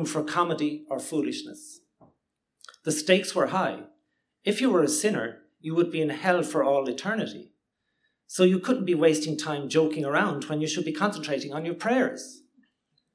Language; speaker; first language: English; native; English